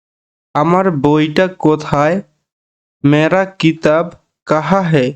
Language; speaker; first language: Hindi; non-native, fluent; Bangla